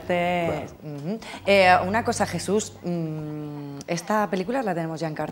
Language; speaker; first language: Spanish; native; Spanish